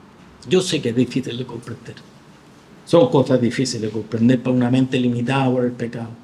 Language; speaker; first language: Spanish; native; Spanish